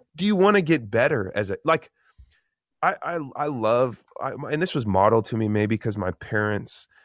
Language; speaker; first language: English; native; English